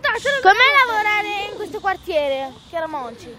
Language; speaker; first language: Italian; early bilingual, other home language; Arabic